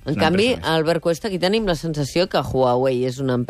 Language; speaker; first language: Catalan; native; Catalan